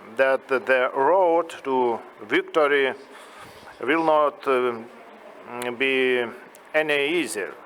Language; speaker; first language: English; non-native, fluent; Lithuanian